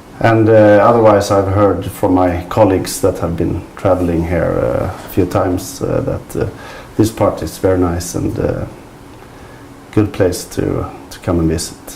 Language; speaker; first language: English; non-native, fluent; Swedish